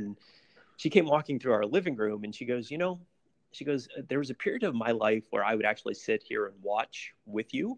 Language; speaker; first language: English; native; English